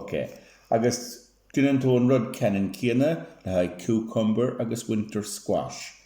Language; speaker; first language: Irish; native; Irish